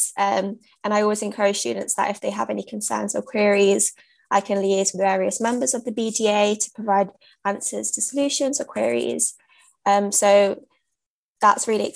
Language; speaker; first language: English; native; English